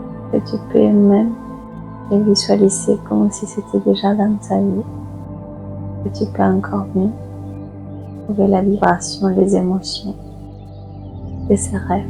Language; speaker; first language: French; native; French